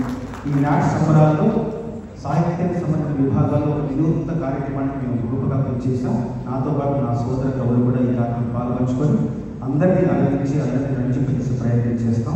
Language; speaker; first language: Telugu; native; Telugu